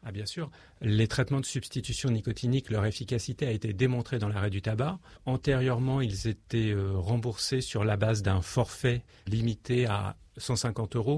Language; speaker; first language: French; native; French